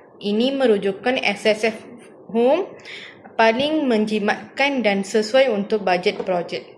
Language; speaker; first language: Malay; non-native, local second language; Tamil